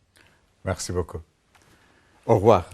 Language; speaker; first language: French; non-native, fluent; Turkish